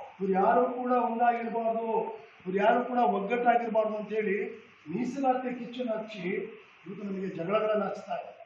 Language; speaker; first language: Kannada; non-native, local second language; Lambadi